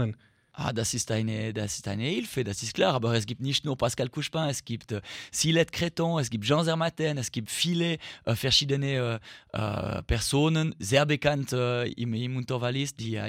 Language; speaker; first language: German; non-native, fluent; French